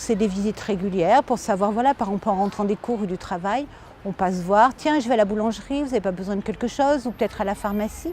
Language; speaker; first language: French; native; French